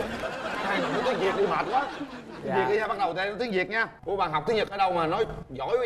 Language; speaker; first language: Vietnamese; native; Vietnamese